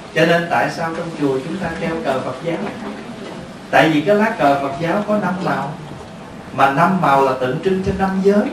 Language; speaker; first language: Vietnamese; native; Vietnamese